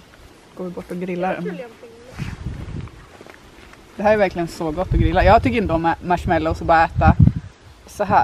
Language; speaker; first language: Swedish; native; Swedish